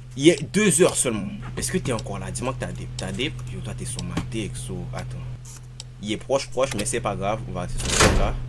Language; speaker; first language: French; native; French